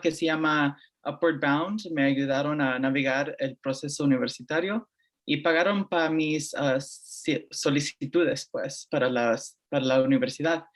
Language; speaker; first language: Spanish; early bilingual, heritage; Spanish